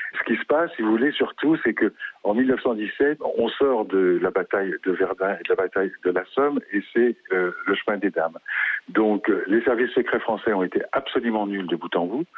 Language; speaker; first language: French; native; French